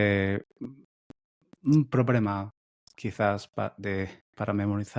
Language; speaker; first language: Spanish; non-native, fluent; Japanese